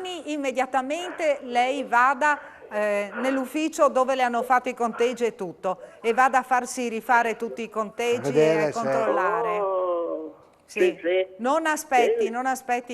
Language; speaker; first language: Italian; native; Italian